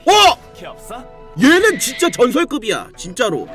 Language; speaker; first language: Korean; native; Korean